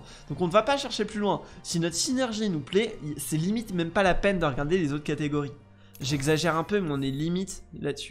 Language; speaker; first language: French; native; French